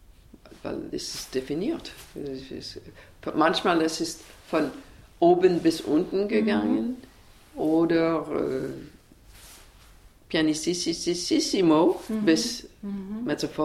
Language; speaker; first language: German; non-native, learner; English